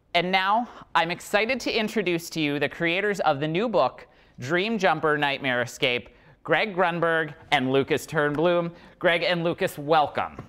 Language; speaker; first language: English; native; English